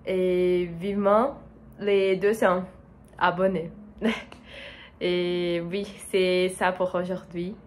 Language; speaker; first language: French; non-native, learner; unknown